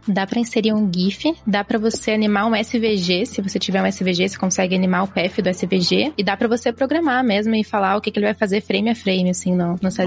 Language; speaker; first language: Portuguese; native; Portuguese